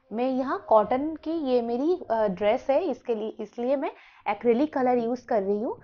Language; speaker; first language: Hindi; non-native, local second language; Bangla